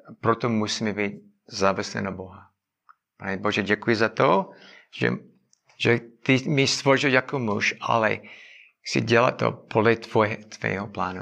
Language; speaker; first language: Czech; non-native, learner; English